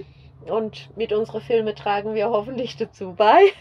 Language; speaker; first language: German; native; German